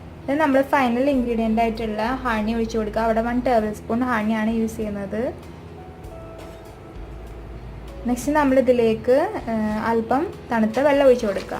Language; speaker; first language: Malayalam; native; Malayalam